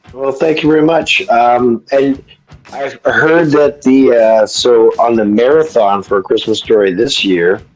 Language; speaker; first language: English; native; English